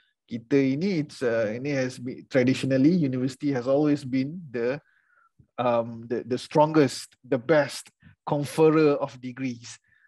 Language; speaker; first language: English; non-native, local second language; Malay